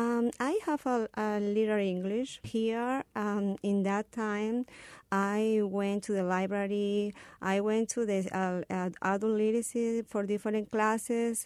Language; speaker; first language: English; non-native, learner; Spanish